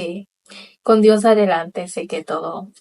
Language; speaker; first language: Spanish; non-native, local second language; Haitian Creole